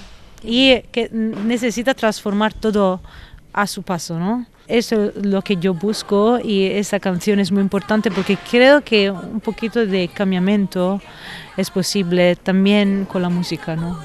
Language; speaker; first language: Spanish; non-native, fluent; Italian